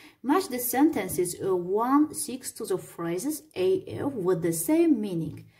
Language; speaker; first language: English; non-native, fluent; Azerbaijani